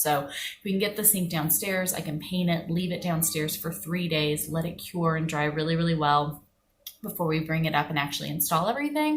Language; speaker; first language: English; native; English